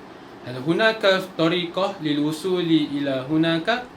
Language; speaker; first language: Arabic; non-native, learner; Malay